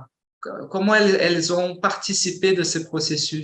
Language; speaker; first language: French; non-native, fluent; Portuguese